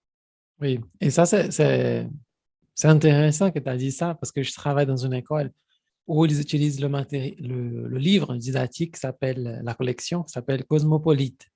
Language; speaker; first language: French; non-native, fluent; Portuguese